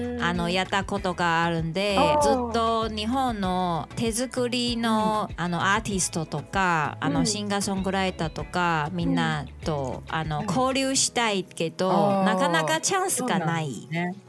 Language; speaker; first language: Japanese; non-native, learner; Chinese